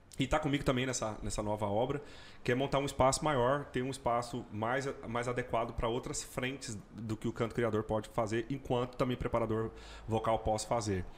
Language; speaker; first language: Portuguese; native; Portuguese